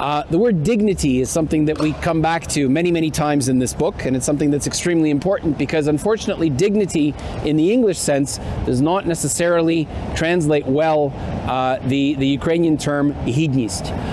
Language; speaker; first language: English; early bilingual, other home language; Ukrainian